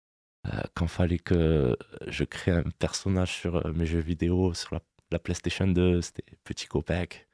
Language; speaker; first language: French; native; French